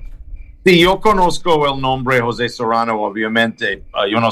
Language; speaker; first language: Spanish; non-native, learner; English